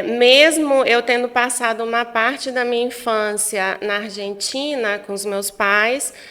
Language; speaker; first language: Portuguese; non-native, fluent; Guarani